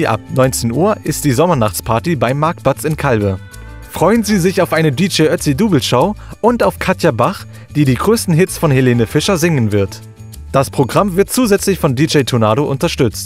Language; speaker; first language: German; native; German